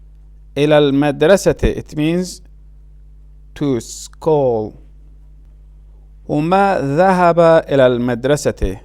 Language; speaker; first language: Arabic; non-native, learner; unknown